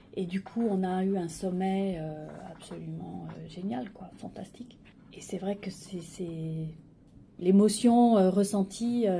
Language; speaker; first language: French; native; French